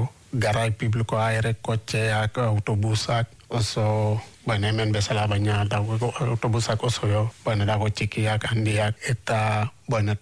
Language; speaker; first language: Basque; non-native, fluent; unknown